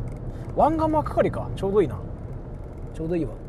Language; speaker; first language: Japanese; native; Japanese